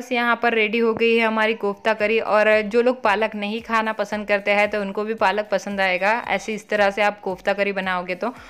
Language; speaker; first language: Hindi; non-native, local second language; Marathi